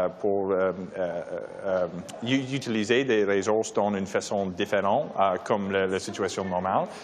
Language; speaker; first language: French; non-native, local second language; English